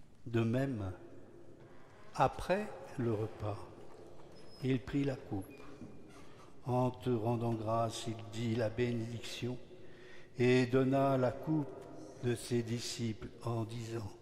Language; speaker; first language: French; native; French